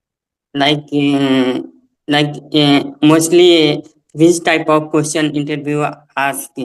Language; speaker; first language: English; non-native, learner; Hindi